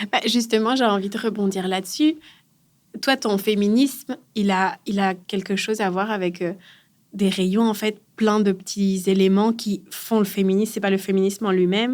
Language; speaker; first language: French; native; French